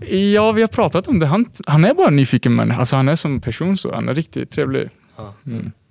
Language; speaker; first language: Swedish; early bilingual, other home language; Arabic